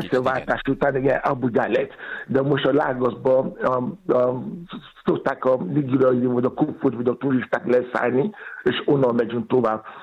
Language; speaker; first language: Hungarian; non-native, learner; Yoruba